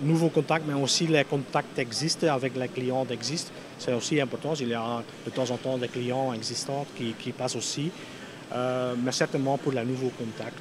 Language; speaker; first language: French; non-native, local second language; Dutch